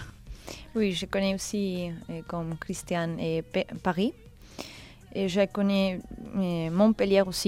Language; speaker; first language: French; non-native, learner; Spanish